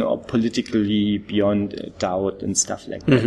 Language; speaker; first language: English; non-native, fluent; German